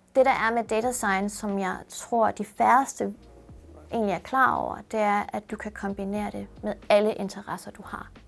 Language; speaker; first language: Danish; early bilingual, other home language; Persian